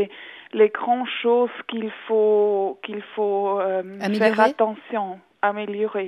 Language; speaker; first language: French; non-native, local second language; German